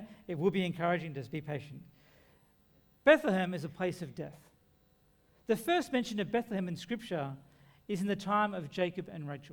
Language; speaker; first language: English; native; English